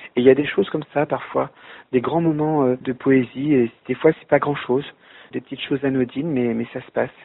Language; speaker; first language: French; native; French